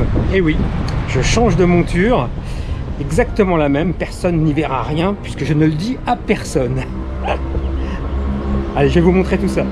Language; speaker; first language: French; native; French